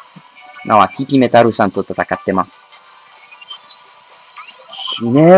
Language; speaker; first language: Japanese; non-native, learner; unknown